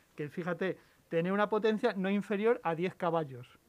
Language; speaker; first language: Spanish; native; Spanish